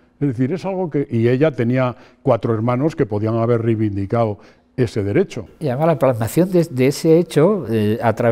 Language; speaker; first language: Spanish; native; Spanish